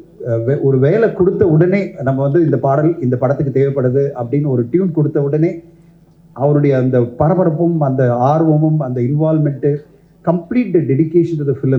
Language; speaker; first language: Tamil; native; Tamil